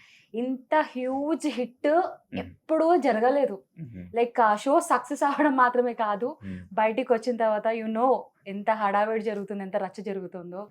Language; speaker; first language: Telugu; native; Telugu